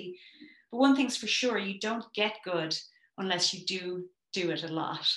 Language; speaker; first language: English; native; English